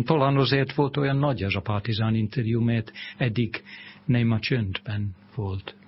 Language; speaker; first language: Hungarian; non-native, fluent; English